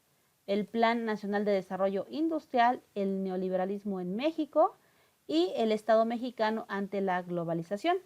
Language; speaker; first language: Spanish; native; Spanish